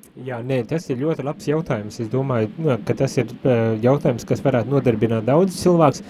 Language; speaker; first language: Latvian; native; Latvian